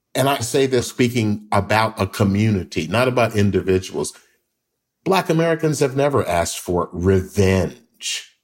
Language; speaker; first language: English; native; English